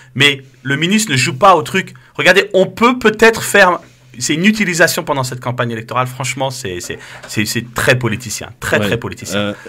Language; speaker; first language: French; native; French